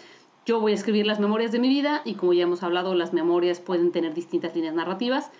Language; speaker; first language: Spanish; native; Spanish